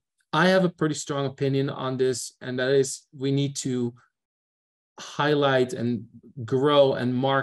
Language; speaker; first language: English; non-native, fluent; Dutch